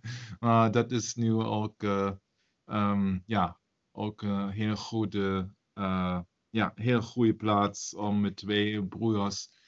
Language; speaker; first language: Dutch; non-native, learner; German